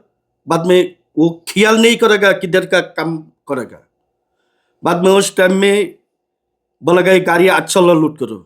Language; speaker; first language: Hindi; non-native, learner; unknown